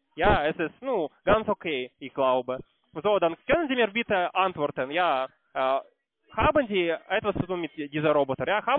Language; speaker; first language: German; non-native, learner; Russian